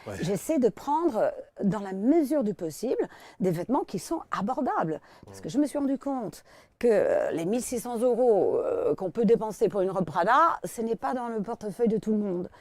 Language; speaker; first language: French; non-native, fluent; English